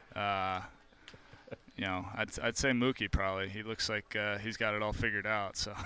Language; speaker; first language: English; native; English